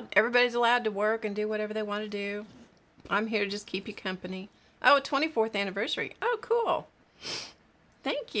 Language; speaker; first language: English; native; English